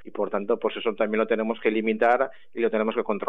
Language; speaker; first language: Spanish; native; Spanish